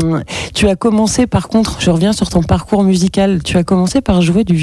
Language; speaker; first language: French; native; French